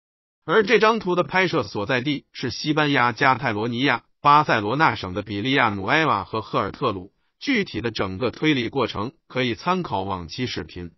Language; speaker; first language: Chinese; native; Chinese